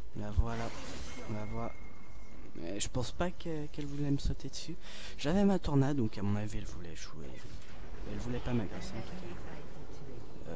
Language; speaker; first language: French; native; French